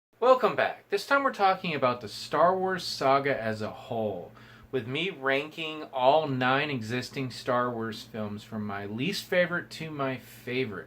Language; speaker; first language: English; native; English